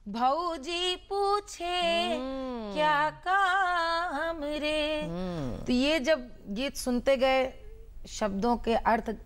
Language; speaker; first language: Hindi; native; Hindi